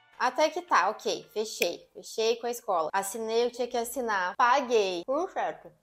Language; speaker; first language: Portuguese; native; Portuguese